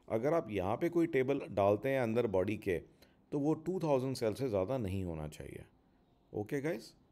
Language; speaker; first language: Hindi; native; Hindi